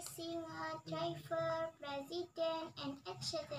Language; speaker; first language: English; non-native, learner; Indonesian